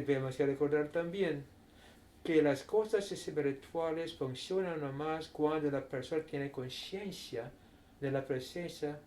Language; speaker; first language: Spanish; non-native, fluent; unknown